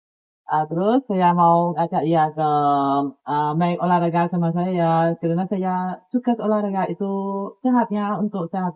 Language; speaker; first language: Indonesian; non-native, learner; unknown